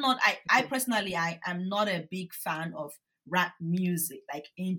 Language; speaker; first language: English; non-native, local second language; Bini